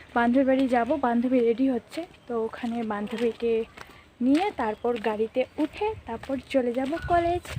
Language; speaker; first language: Bangla; non-native, local second language; Rangpuri